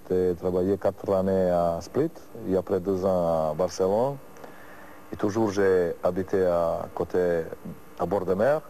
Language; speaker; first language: French; non-native, learner; Serbian